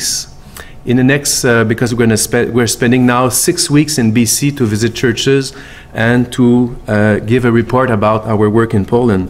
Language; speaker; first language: English; non-native, fluent; French